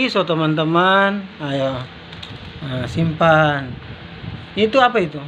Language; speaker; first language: Malay; native; Malay